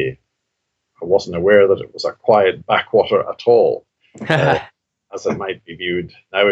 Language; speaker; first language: English; non-native, local second language; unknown